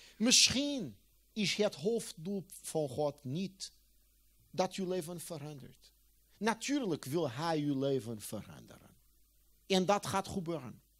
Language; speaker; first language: Dutch; non-native, fluent; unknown